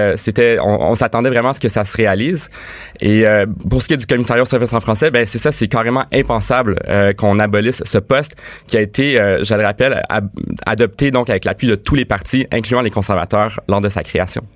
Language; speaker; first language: French; native; French